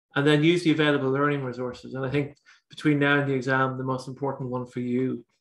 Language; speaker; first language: English; native; English